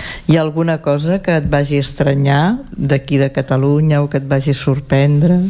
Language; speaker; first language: Catalan; native; Catalan